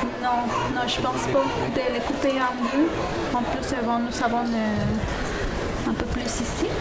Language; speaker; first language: French; non-native, fluent; Spanish